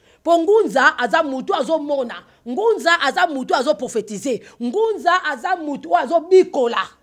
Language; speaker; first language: Lingala; non-native, local second language; Kongo